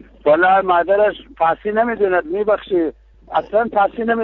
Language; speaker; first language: Persian; non-native, local second language; Kurdish